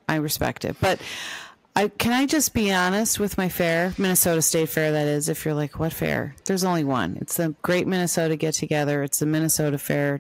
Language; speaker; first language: English; native; English